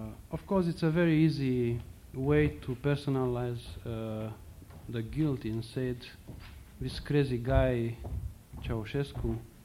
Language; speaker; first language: English; non-native, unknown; Romanian